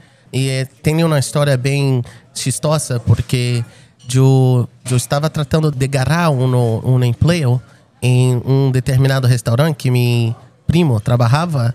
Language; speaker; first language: Spanish; non-native, fluent; Portuguese